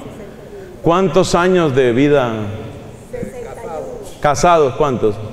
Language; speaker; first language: Spanish; native; Spanish